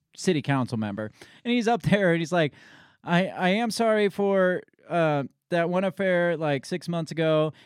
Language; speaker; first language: English; native; English